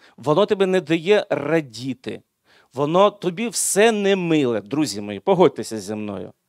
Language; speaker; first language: Ukrainian; non-native, local second language; Russian